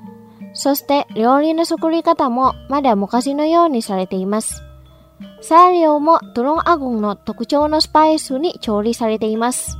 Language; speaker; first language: Japanese; non-native, fluent; Indonesian